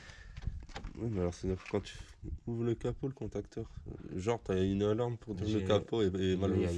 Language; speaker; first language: French; native; French